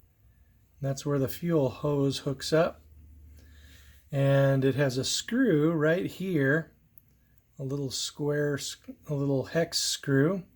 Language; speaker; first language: English; native; English